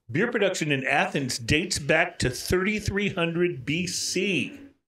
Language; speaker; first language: English; native; English